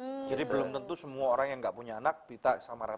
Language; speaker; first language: Indonesian; native; Indonesian